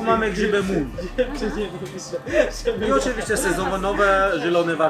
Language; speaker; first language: Polish; non-native, fluent; Chinese